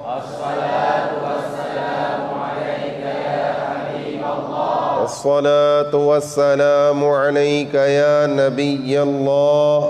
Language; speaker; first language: Indonesian; non-native, learner; Urdu